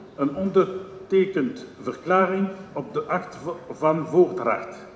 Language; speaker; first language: Dutch; non-native, local second language; French